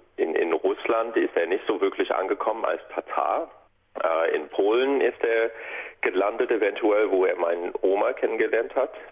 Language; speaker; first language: German; non-native, fluent; English